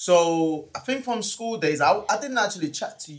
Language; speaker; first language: English; native; English